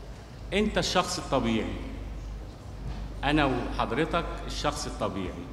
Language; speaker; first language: Arabic; native; Arabic